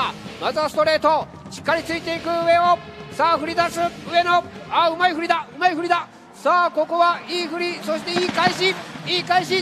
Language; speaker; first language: Japanese; native; Japanese